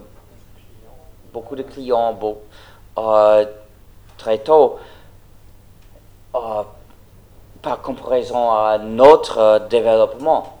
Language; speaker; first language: French; non-native, fluent; English